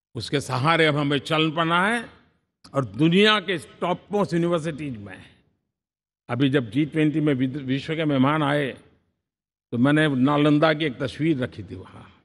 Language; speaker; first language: Hindi; non-native, local second language; Gujarati